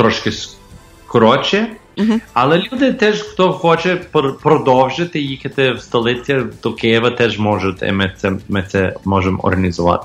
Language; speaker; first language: Ukrainian; early bilingual, heritage; English